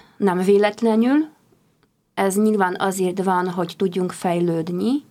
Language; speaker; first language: Hungarian; non-native, fluent; Polish